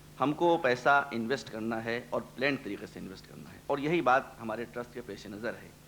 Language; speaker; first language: Urdu; native; Urdu